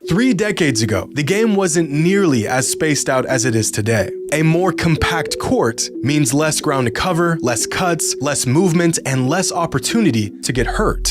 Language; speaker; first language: English; native; English